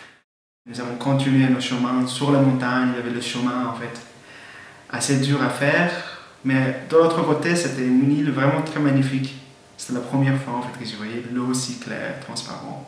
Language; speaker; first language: French; non-native, fluent; Persian